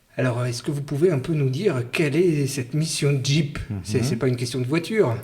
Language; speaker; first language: French; native; French